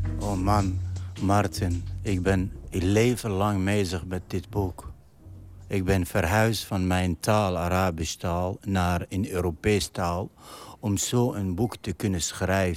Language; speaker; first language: Dutch; non-native, fluent; Arabic